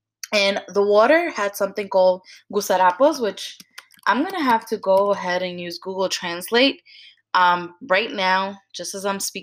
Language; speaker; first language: English; early bilingual, other home language; Spanish